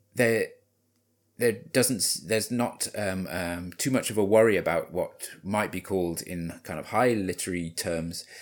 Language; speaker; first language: English; native; English